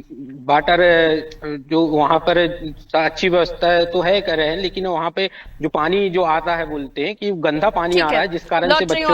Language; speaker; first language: Hindi; native; Hindi